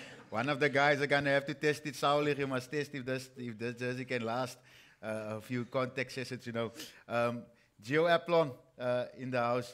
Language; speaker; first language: English; non-native, local second language; Afrikaans